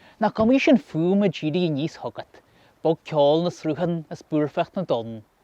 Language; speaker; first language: Irish; native; Irish